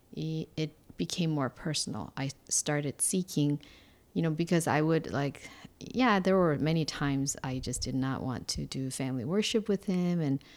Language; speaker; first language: English; non-native, fluent; Korean